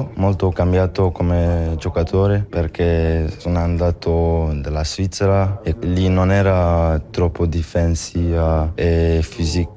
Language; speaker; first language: Italian; non-native, local second language; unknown